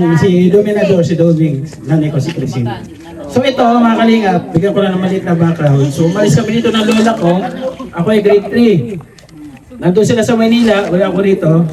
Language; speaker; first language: Filipino; non-native, local second language; Waray